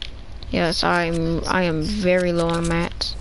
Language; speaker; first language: English; native; English